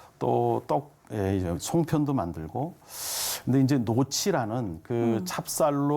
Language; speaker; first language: Korean; native; Korean